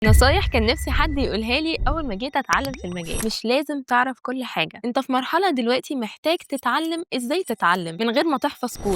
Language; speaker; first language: Arabic; native; Arabic